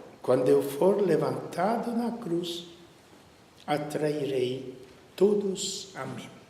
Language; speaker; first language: Portuguese; non-native, fluent; Italian